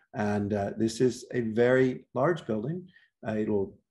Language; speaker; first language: English; native; English